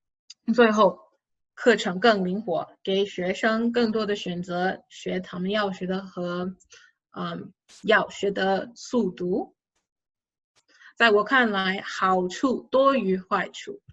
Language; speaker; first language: Chinese; non-native, fluent; English